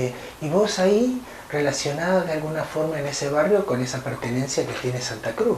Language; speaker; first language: Spanish; native; Spanish